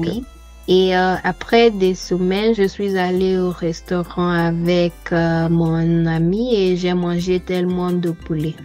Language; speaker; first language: French; non-native, learner; Portuguese